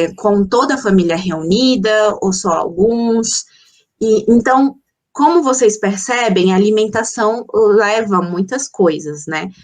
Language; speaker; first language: Portuguese; early bilingual, other home language; Spanish